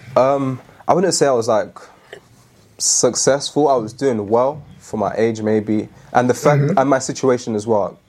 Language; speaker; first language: English; native; English